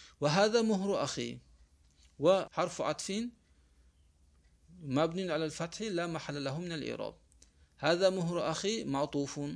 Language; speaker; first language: Arabic; non-native, fluent; Uzbek